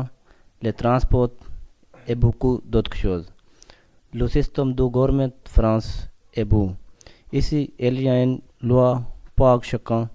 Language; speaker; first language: French; non-native, learner; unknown